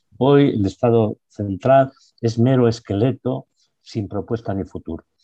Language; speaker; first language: Spanish; non-native, local second language; Basque